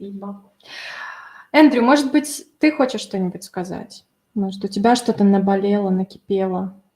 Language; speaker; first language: Russian; native; Russian